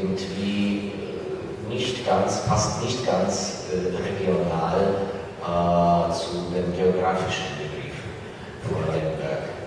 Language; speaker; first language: German; non-native, fluent; Ukrainian